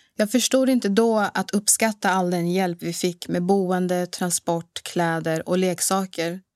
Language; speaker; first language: Swedish; early bilingual, other home language; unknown